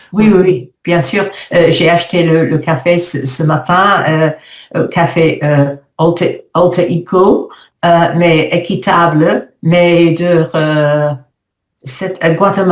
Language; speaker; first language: French; non-native, learner; English